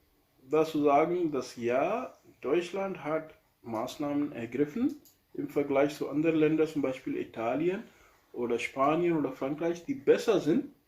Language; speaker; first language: German; non-native, learner; Urdu